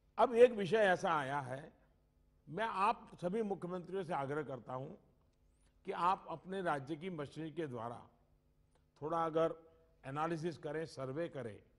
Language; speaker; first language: Hindi; non-native, local second language; Gujarati